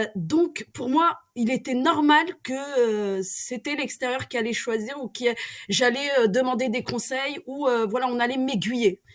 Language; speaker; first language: French; early bilingual, other home language; Arabic